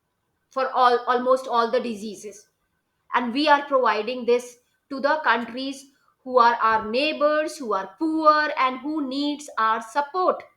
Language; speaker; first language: English; non-native, local second language; Hindi